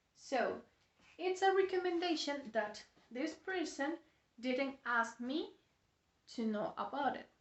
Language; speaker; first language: English; non-native, fluent; Spanish